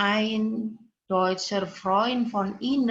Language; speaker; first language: German; non-native, fluent; Indonesian